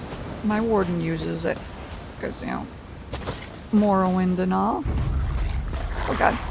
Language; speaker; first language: English; native; English